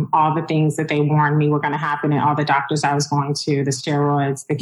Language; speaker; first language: English; native; English